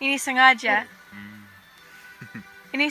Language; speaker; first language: Indonesian; non-native, fluent; English